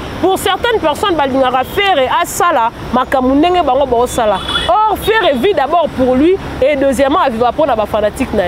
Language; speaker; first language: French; non-native, local second language; Lingala